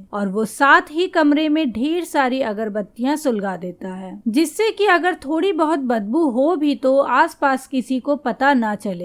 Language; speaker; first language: Hindi; native; Hindi